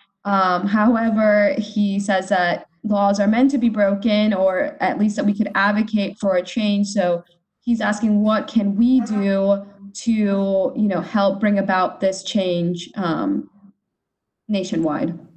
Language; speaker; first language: English; early bilingual, other home language; Spanish